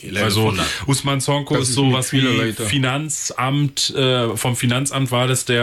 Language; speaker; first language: German; native; German